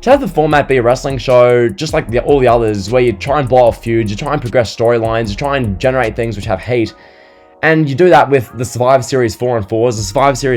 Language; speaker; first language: English; native; English